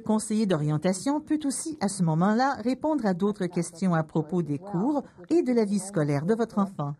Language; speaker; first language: French; native; French